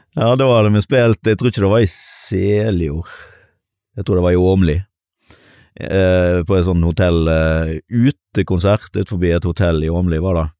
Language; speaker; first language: Norwegian; native; Norwegian